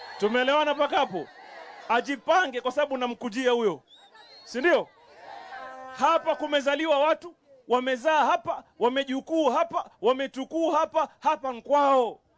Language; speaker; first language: Swahili; native; Swahili